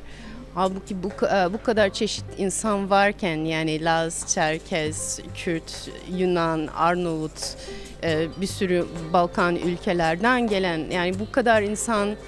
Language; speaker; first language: Turkish; non-native, fluent; English